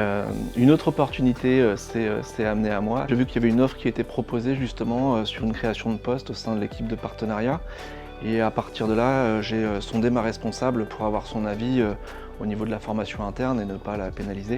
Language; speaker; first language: French; native; French